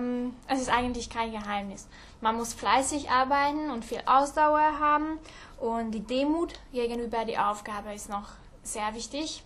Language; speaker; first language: German; non-native, local second language; Hungarian